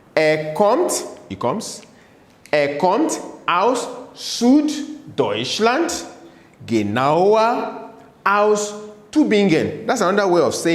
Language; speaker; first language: German; non-native, fluent; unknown